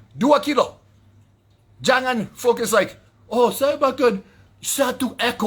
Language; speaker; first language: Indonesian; non-native, fluent; English